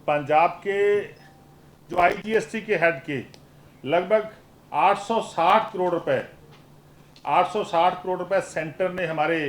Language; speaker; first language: Hindi; non-native, local second language; Punjabi